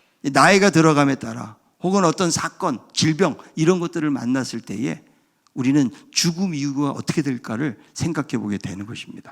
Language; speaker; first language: Korean; native; Korean